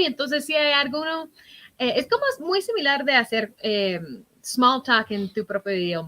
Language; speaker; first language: Spanish; non-native, fluent; English